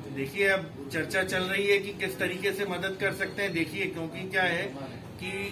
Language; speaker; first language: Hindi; non-native, local second language; Gujarati